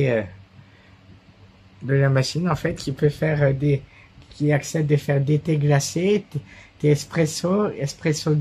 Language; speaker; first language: French; native; French